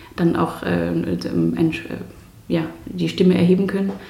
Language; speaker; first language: German; native; German